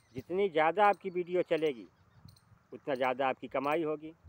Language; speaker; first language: Hindi; native; Hindi